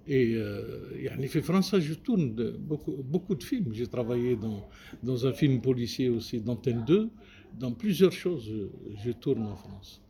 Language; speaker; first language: French; non-native, local second language; Arabic